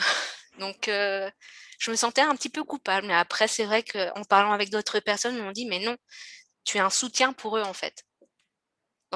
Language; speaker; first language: French; native; French